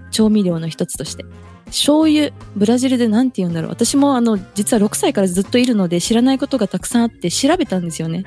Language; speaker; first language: Japanese; early bilingual, other home language; Portuguese